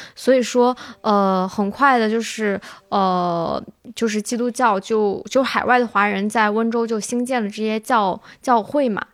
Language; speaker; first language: Chinese; native; Chinese